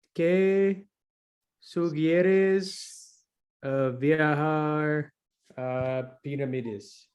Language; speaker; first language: Spanish; non-native, learner; English